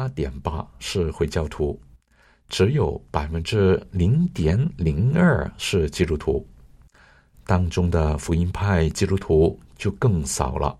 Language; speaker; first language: Chinese; non-native, local second language; Cantonese